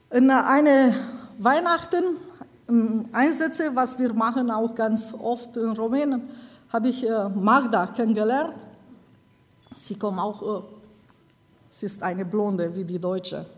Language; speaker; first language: German; non-native, learner; Romanian